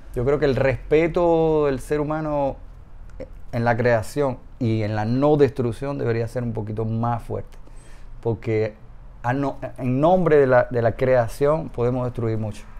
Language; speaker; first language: Spanish; native; Spanish